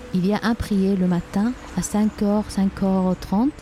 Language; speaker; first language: French; non-native, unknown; Arabic